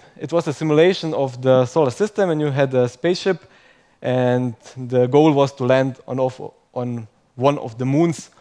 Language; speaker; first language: English; non-native, fluent; Croatian